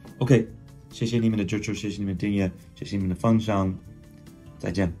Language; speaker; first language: Chinese; non-native, fluent; English